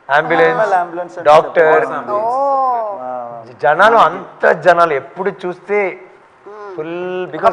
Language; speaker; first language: Telugu; non-native, fluent; Tamil